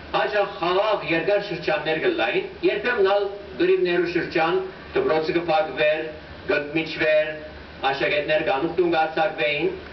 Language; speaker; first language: Armenian; early bilingual, heritage; Armenian